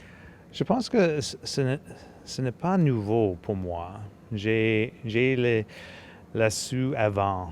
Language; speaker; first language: French; non-native, local second language; English